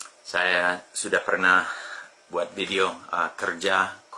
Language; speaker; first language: Indonesian; non-native, fluent; English